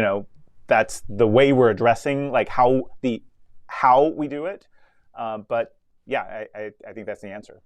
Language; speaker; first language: English; native; English